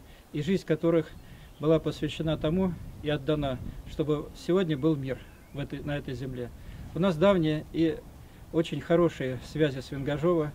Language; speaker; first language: Russian; native; Russian